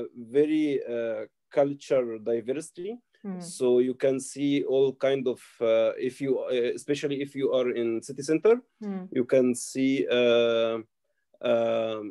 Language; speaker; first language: English; non-native, learner; Arabic